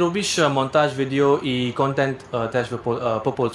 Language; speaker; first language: Polish; non-native, learner; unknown